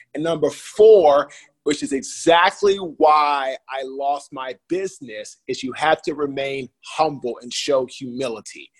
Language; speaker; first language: English; native; English